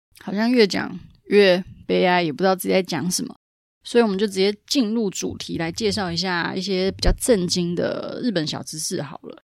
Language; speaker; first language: Chinese; native; Chinese